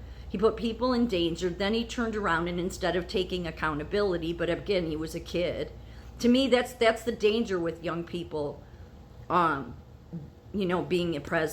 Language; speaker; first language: English; native; English